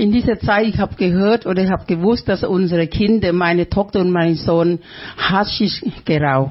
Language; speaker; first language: German; non-native, fluent; Thai